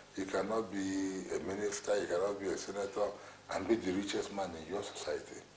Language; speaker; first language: English; non-native, local second language; Igbo